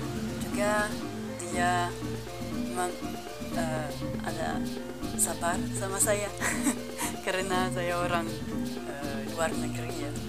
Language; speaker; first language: Indonesian; non-native, learner; French